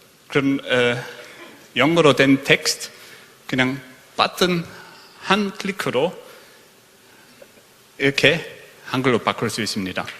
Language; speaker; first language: Korean; non-native, fluent; German